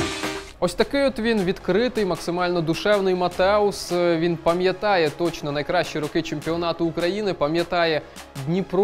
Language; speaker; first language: Ukrainian; native; Ukrainian